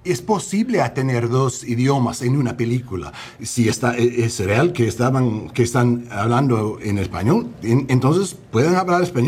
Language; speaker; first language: Spanish; non-native, learner; English